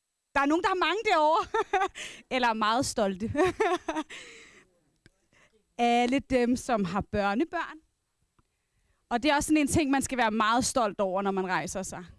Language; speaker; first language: Danish; non-native, local second language; Kalaallisut